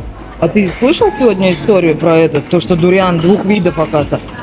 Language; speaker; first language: Russian; native; Russian